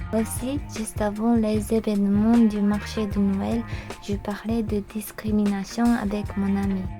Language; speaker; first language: French; non-native, learner; Japanese